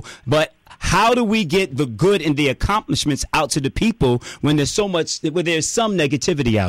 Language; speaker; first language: English; native; English